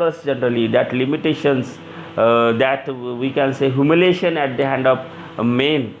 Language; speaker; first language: English; non-native, local second language; Marathi